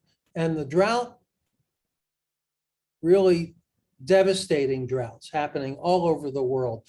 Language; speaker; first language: English; native; English